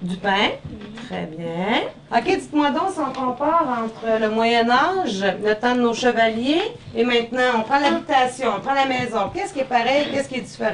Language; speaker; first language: French; native; French